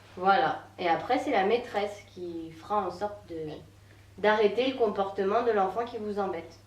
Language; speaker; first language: French; native; French